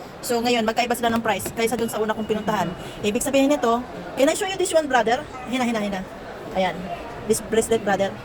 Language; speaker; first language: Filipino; non-native, local second language; Cebuano